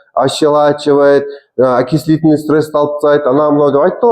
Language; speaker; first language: Russian; non-native, local second language; Kazakh